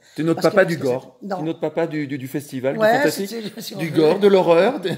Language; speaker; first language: French; native; French